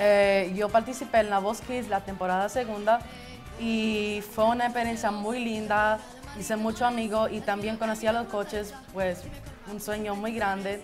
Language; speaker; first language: Spanish; early bilingual, heritage; Spanish